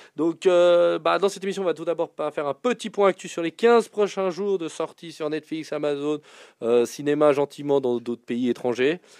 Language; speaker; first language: French; native; French